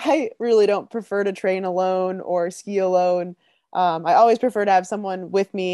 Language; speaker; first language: English; native; English